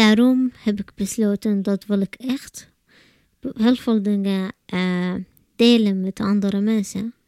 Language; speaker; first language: Dutch; non-native, learner; Arabic